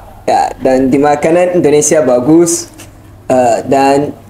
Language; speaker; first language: Indonesian; non-native, learner; Hausa